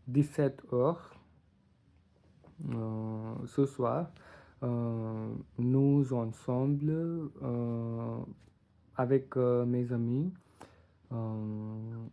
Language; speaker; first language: French; non-native, learner; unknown